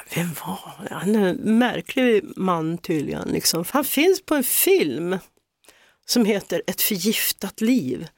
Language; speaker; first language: Swedish; native; Swedish